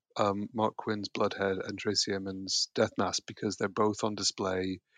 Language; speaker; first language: English; native; English